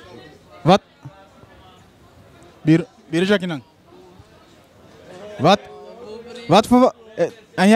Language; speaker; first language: Dutch; native; Dutch